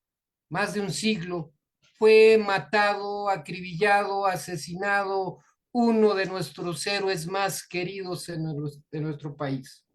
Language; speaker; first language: Spanish; native; Spanish